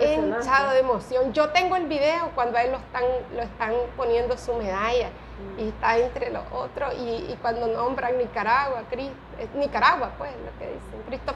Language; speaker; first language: Spanish; native; Spanish